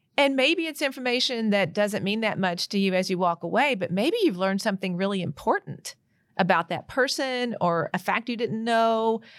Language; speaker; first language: English; native; English